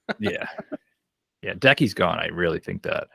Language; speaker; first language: English; native; English